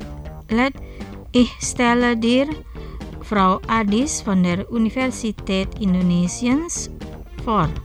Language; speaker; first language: German; non-native, fluent; Indonesian